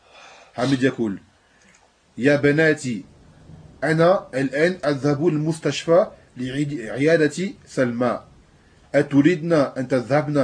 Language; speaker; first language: Arabic; non-native, fluent; French